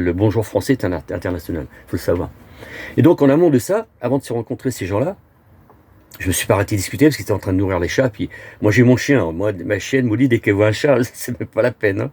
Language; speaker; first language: French; native; French